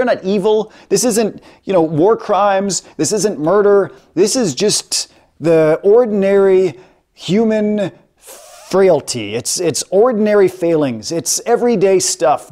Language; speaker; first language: English; native; English